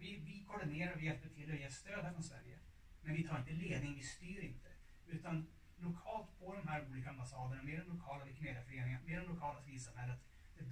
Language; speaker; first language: Swedish; native; Swedish